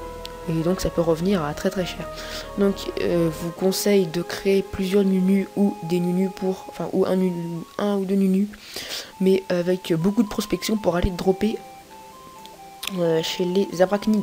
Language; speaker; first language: French; native; French